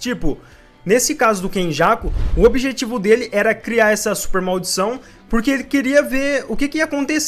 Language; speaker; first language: Portuguese; native; Portuguese